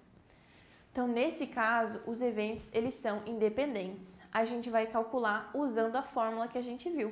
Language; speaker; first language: Portuguese; native; Portuguese